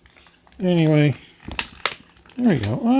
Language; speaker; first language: English; native; English